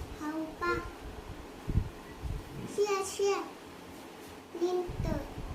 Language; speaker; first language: Chinese; non-native, learner; Lao